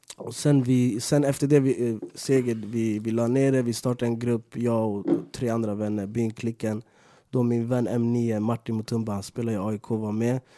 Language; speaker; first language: Swedish; early bilingual, other home language; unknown